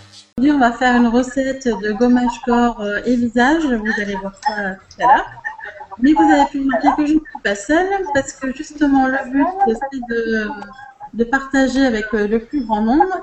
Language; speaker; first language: French; native; French